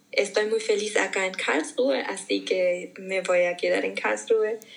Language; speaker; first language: Spanish; non-native, fluent; German